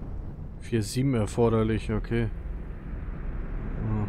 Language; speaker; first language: German; native; German